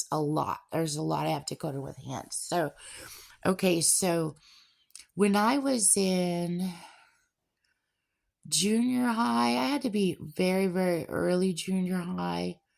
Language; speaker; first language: English; native; English